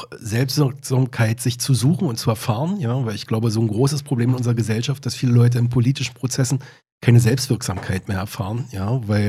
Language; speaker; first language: German; native; German